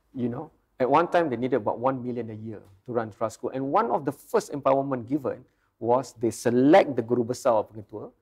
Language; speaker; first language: English; non-native, local second language; Malay